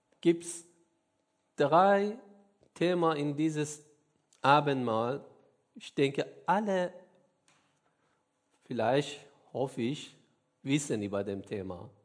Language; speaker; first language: German; non-native, learner; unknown